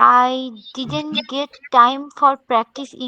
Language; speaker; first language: English; non-native, learner; Bangla